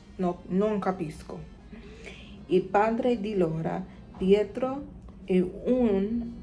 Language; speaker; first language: Italian; non-native, learner; English